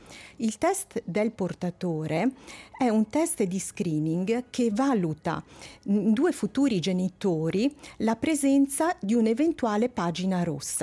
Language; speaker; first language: Italian; native; Italian